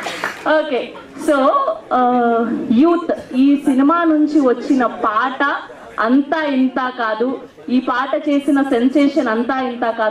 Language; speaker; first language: Telugu; native; Telugu